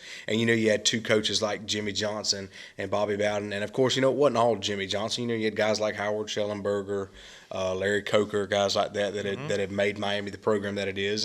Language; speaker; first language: English; native; English